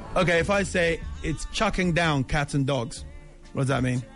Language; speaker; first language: English; early bilingual, other home language; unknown